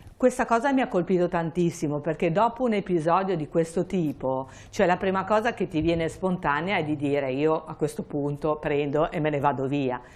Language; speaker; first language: Italian; native; Italian